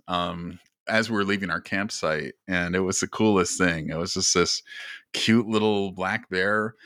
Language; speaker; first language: English; native; English